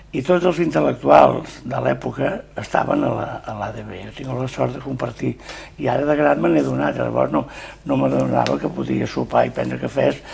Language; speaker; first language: Catalan; native; Catalan